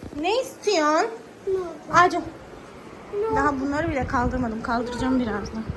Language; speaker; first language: Turkish; native; Turkish